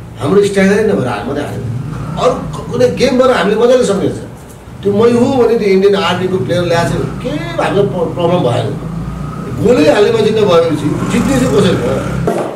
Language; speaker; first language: Nepali; non-native, local second language; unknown